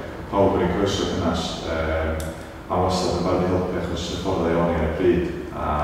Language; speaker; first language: Welsh; native; Welsh